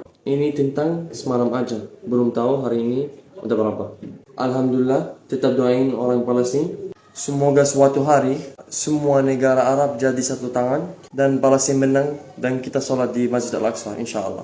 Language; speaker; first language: Indonesian; non-native, fluent; Arabic